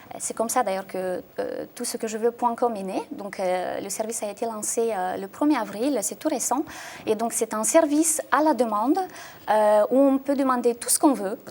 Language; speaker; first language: French; non-native, fluent; Russian